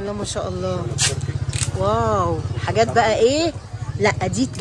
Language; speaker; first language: Arabic; native; Arabic